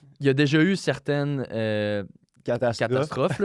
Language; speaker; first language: French; native; French